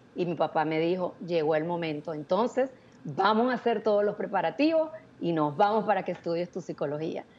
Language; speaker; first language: Spanish; native; Spanish